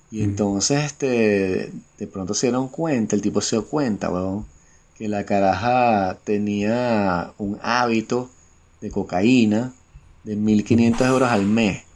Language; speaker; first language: Spanish; native; Spanish